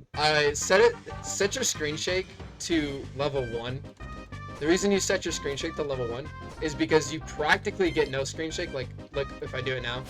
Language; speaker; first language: English; native; English